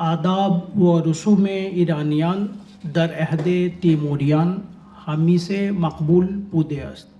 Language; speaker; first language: Persian; non-native, learner; Urdu